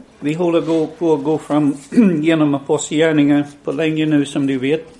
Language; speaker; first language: Swedish; non-native, fluent; English